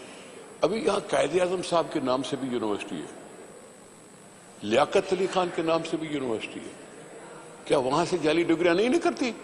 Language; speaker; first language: Hindi; non-native, local second language; Sindhi